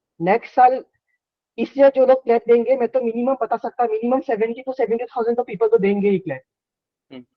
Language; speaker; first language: Hindi; non-native, local second language; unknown